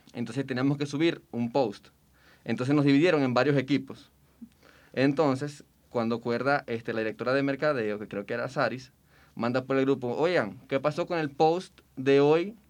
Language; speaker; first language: Spanish; native; Spanish